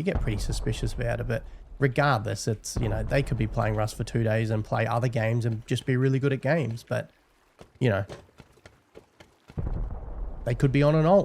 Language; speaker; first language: English; native; English